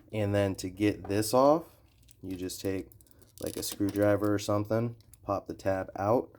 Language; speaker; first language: English; native; English